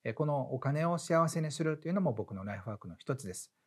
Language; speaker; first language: Japanese; native; Japanese